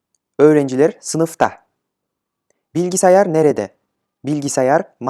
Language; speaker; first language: Turkish; non-native, fluent; Kyrgyz